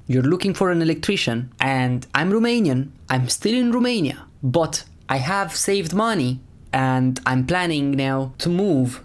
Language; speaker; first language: English; non-native, fluent; Romanian